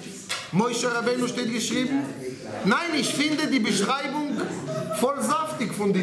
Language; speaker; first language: German; non-native, learner; Hebrew